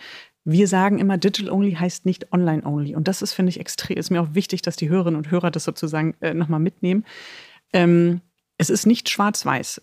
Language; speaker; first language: German; native; German